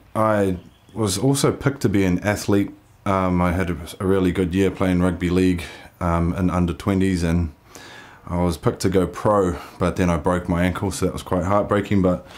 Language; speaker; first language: English; native; English